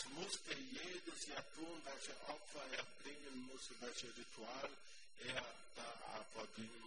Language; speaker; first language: German; non-native, fluent; Portuguese